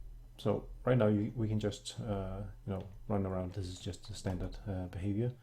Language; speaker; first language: English; non-native, fluent; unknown